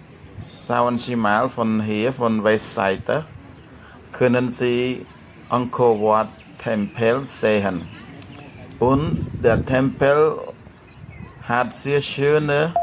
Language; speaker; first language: German; non-native, learner; Khmer